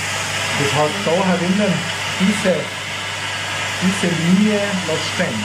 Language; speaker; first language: German; native; German